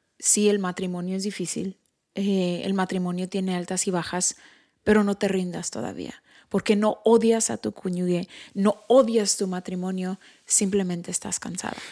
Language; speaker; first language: Spanish; early bilingual, heritage; Spanish